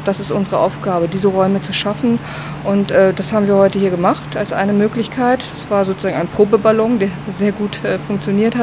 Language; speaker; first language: German; native; German